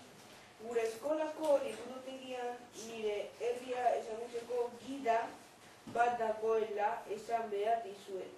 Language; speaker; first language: Basque; early bilingual, other home language; Spanish